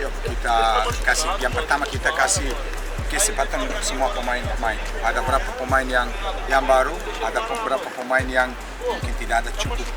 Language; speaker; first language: Indonesian; non-native, learner; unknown